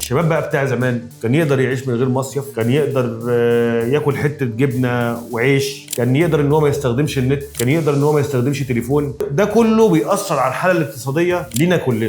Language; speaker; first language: Arabic; native; Arabic